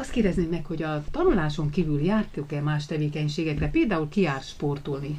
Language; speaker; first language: Hungarian; native; Hungarian